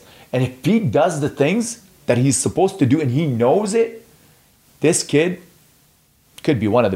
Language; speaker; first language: English; non-native, fluent; Arabic